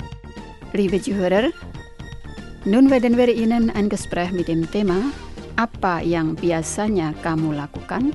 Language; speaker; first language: German; non-native, fluent; Indonesian